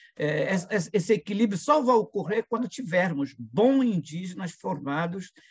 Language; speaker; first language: Portuguese; non-native, local second language; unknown